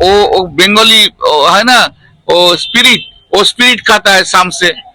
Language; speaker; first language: Hindi; non-native, local second language; Bangla